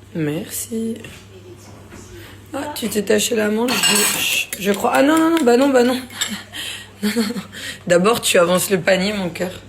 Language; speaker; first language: French; native; French